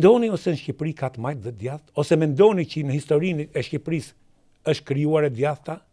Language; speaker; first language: Albanian; native; Albanian